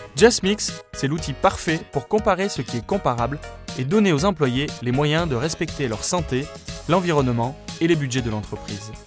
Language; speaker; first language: French; native; French